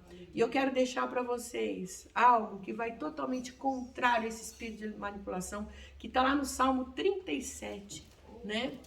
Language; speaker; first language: Portuguese; native; Portuguese